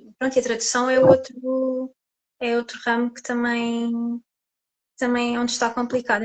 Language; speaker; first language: Portuguese; native; Portuguese